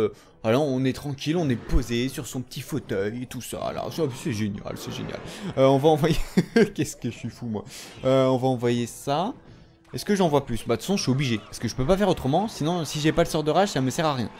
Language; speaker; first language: French; native; French